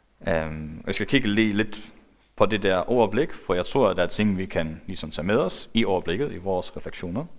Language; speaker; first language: Danish; non-native, local second language; Faroese